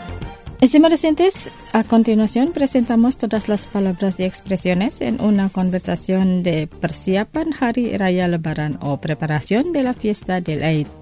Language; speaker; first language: Spanish; non-native, local second language; Indonesian